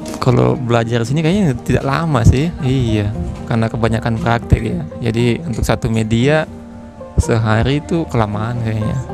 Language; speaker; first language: Indonesian; native; Indonesian